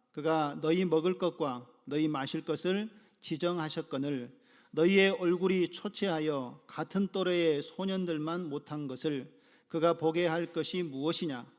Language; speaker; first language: Korean; native; Korean